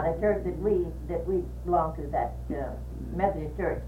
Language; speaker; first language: English; early bilingual, other home language; Swedish